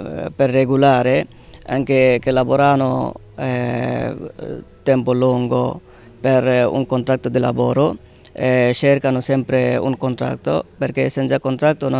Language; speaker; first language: Italian; non-native, learner; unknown